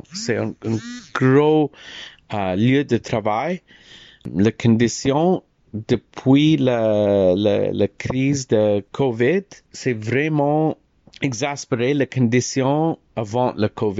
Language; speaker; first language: French; non-native, learner; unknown